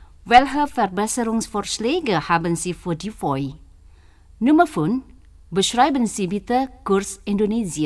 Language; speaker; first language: German; non-native, learner; Indonesian